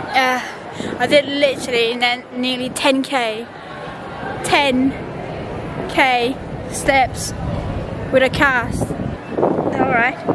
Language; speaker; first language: English; native; English